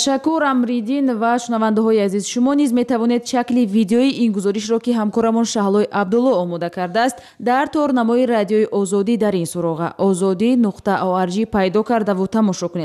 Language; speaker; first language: Tajik; native; Tajik